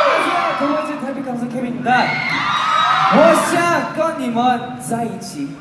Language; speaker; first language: Chinese; non-native, learner; Korean